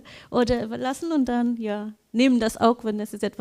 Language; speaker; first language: German; non-native, learner; English